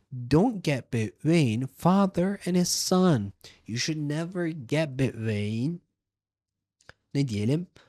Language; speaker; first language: English; non-native, fluent; Turkish